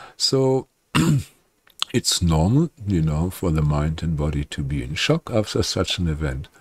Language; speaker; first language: English; non-native, fluent; German